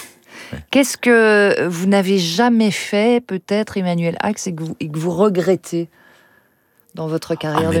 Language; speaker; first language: French; native; French